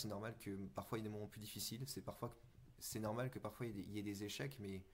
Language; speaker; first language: French; native; French